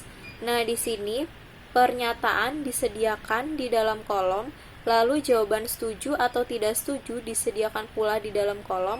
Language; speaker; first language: Indonesian; native; Indonesian